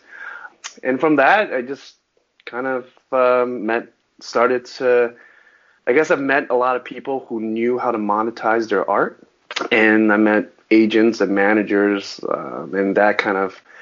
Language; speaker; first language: English; early bilingual, other home language; Chinese